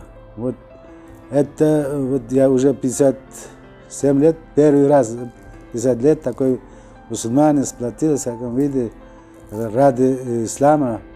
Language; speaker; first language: Russian; non-native, local second language; Uzbek